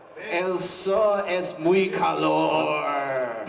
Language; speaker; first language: Spanish; non-native, learner; English